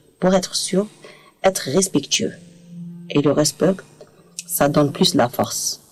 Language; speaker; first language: French; non-native, local second language; Arabic